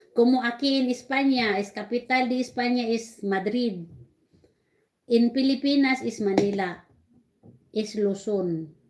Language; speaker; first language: Spanish; non-native, learner; Cebuano